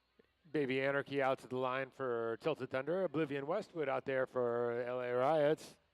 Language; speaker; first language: English; native; English